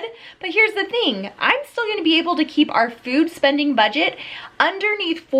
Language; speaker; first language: English; native; English